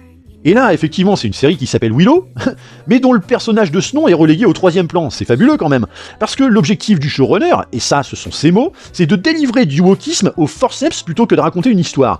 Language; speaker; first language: French; native; French